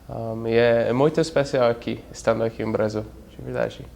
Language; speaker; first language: Portuguese; non-native, fluent; English